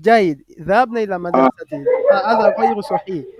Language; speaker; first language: Arabic; non-native, fluent; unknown